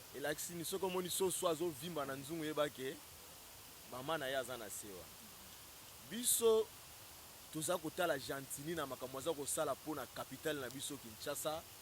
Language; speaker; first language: Lingala; non-native, local second language; Kongo